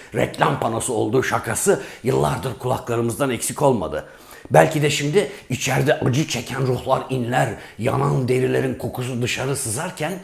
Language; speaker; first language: Turkish; native; Turkish